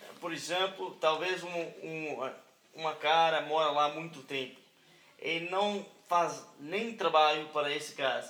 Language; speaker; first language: Portuguese; non-native, learner; English